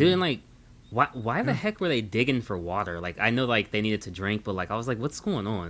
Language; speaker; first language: English; native; English